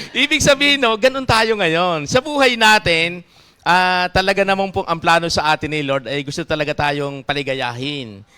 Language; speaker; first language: Filipino; native; Filipino